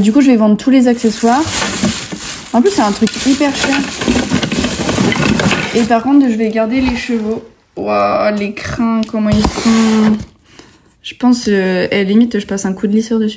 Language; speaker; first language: French; native; French